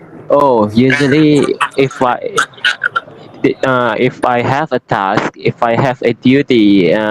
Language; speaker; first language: English; non-native, learner; Indonesian